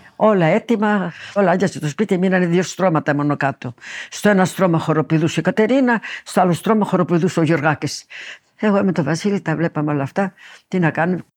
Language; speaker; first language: Greek; early bilingual, heritage; Greek